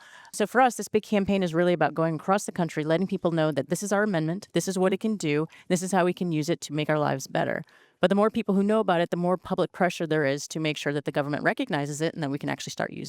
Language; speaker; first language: English; native; English